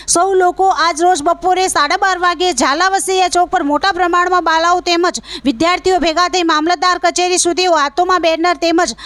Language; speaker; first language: Gujarati; native; Gujarati